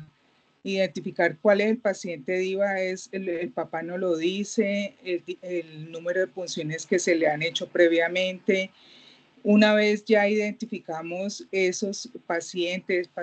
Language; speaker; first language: Spanish; native; Spanish